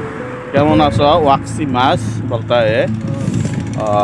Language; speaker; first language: Hindi; non-native, learner; Nepali